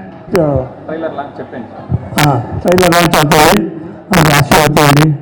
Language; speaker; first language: Telugu; non-native, learner; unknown